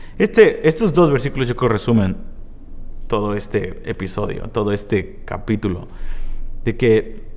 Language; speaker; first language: Spanish; native; Spanish